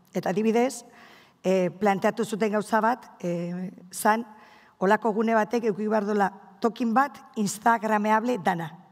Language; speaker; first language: Basque; native; Basque